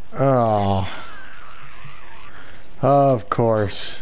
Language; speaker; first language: English; native; English